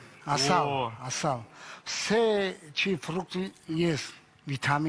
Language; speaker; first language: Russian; non-native, learner; Tajik